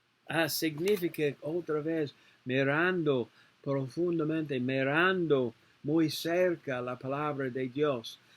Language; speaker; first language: Spanish; non-native, learner; English